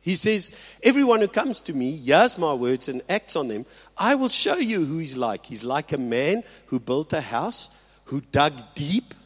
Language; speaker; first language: English; non-native, local second language; Afrikaans